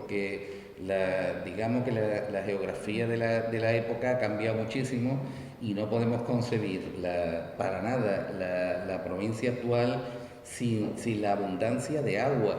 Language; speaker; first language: Spanish; native; Spanish